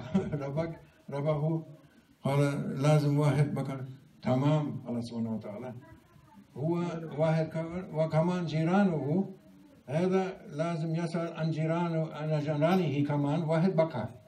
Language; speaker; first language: Arabic; non-native, learner; German